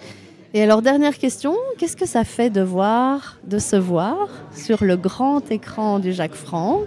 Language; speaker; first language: French; native; French